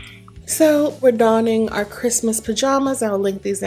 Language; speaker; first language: English; native; English